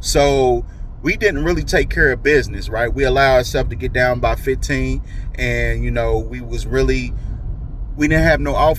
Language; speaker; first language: English; native; English